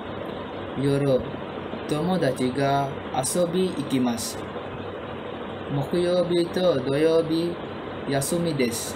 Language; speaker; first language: Japanese; non-native, learner; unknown